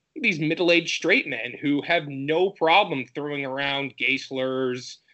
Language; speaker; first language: English; native; English